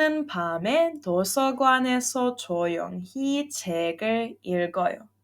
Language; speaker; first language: Korean; non-native, fluent; Serbian